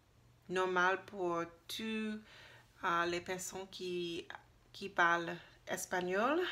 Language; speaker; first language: French; non-native, learner; English